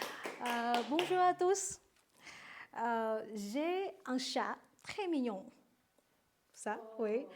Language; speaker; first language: French; non-native, learner; Vietnamese